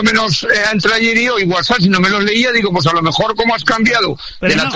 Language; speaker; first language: Spanish; native; Spanish